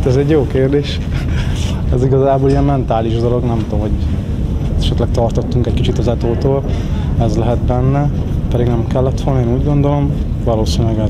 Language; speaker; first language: Hungarian; native; Hungarian